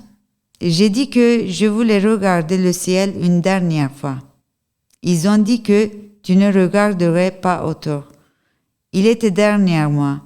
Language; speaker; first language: French; non-native, learner; Turkish